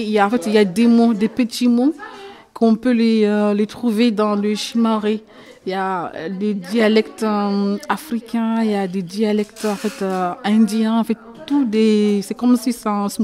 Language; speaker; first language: French; non-native, local second language; Comorian